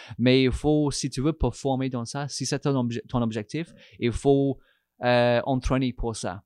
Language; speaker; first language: French; non-native, fluent; English